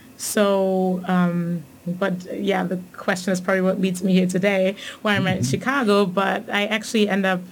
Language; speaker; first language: English; non-native, fluent; German